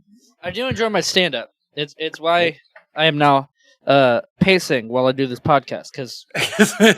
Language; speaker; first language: English; native; English